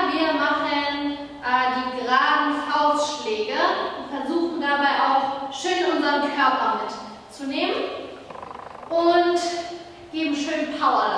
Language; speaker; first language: German; native; German